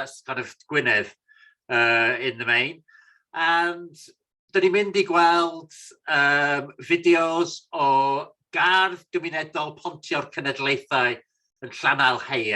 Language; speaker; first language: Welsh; non-native, fluent; English